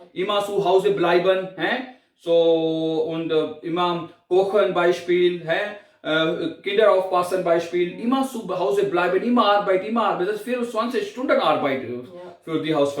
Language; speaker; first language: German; non-native, learner; Urdu